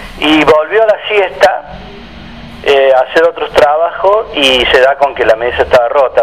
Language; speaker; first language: Spanish; native; Spanish